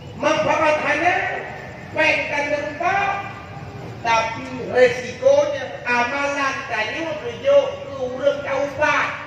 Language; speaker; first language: Malay; non-native, local second language; Achinese